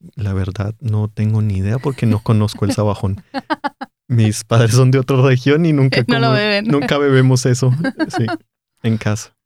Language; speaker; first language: Spanish; native; Spanish